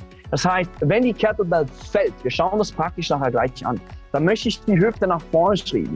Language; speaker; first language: German; native; German